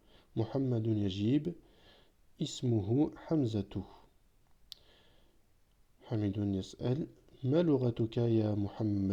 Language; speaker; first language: Arabic; non-native, fluent; French